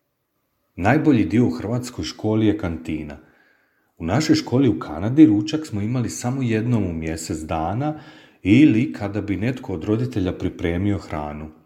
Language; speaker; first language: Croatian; early bilingual, heritage; Croatian